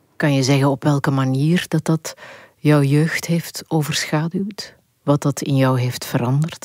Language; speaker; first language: Dutch; native; Dutch